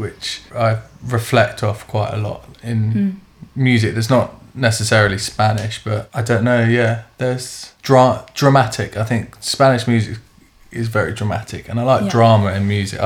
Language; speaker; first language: English; native; English